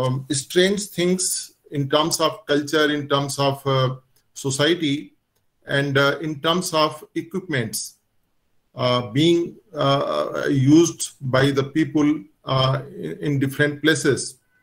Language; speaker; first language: English; non-native, local second language; Hindi